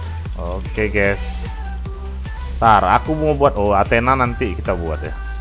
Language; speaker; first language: Indonesian; native; Indonesian